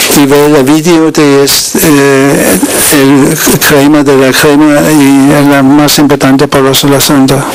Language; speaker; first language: Spanish; non-native, learner; Danish